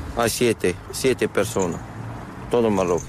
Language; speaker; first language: Spanish; non-native, learner; Arabic